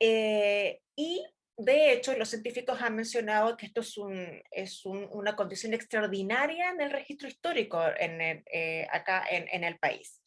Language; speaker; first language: Spanish; native; Spanish